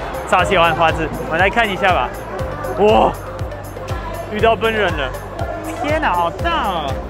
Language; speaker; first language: Chinese; non-native, fluent; French